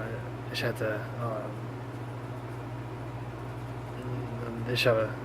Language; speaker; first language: German; non-native, learner; English